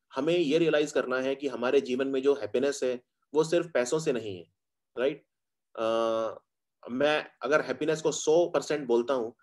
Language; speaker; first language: Hindi; native; Hindi